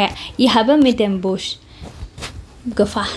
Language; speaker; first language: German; non-native, fluent; Indonesian